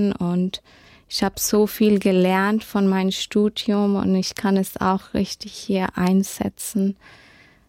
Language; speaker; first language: German; early bilingual, heritage; German